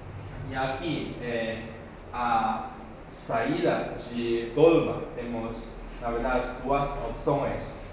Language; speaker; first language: Portuguese; non-native, fluent; Chinese